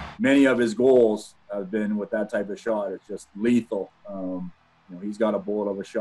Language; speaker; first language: English; non-native, fluent; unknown